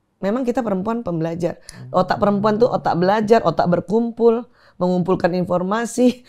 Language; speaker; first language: Indonesian; native; Indonesian